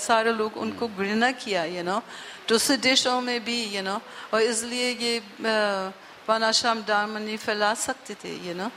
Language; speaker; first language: Hindi; non-native, learner; English